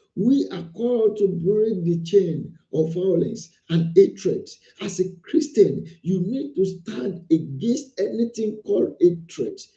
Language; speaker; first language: English; non-native, local second language; Yoruba